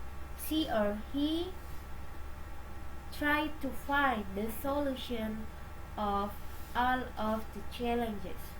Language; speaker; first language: English; non-native, learner; Indonesian